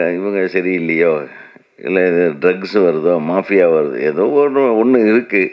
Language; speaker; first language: Tamil; native; Tamil